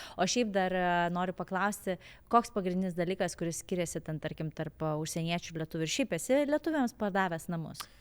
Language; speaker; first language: Lithuanian; native; Lithuanian